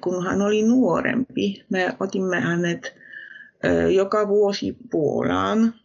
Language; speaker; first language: Finnish; non-native, fluent; Polish